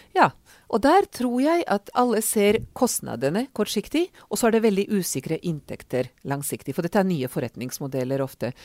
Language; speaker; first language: Norwegian; non-native, fluent; Hungarian